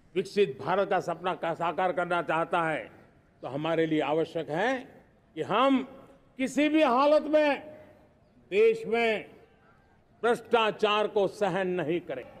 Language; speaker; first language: Hindi; non-native, local second language; Gujarati